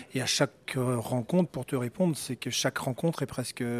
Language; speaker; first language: French; native; French